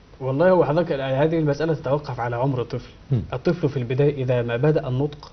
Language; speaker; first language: Arabic; native; Arabic